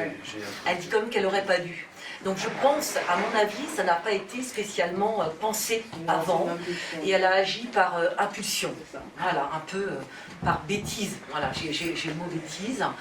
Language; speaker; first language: French; native; French